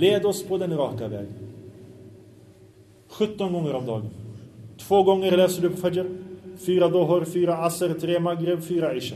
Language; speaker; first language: Swedish; early bilingual, other home language; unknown